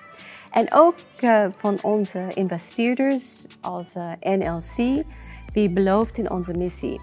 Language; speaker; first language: Dutch; non-native, learner; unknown